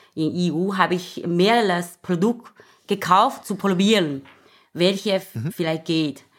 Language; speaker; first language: German; non-native, learner; Chinese